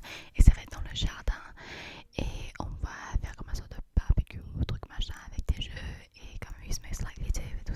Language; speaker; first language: French; early bilingual, heritage; English